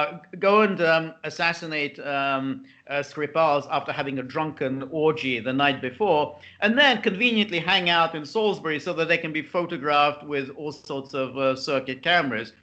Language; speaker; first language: English; native; English